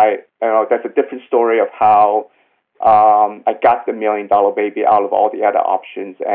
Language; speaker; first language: English; non-native, local second language; Cantonese